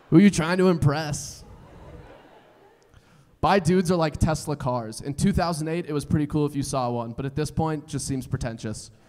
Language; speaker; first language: English; native; English